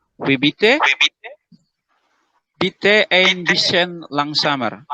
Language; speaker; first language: German; non-native, learner; Indonesian